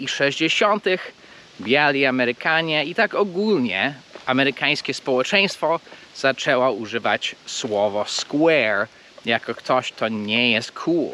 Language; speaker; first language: Polish; non-native, fluent; English